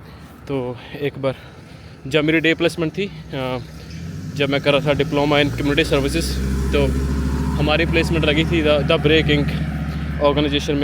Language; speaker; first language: Hindi; native; Hindi